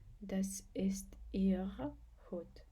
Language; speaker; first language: German; non-native, fluent; Ukrainian